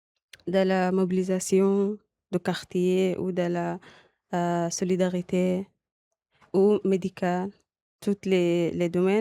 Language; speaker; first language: French; non-native, local second language; Arabic